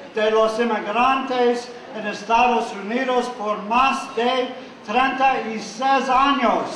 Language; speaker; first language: Spanish; non-native, learner; English